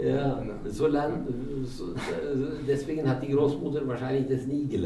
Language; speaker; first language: German; non-native, fluent; Norwegian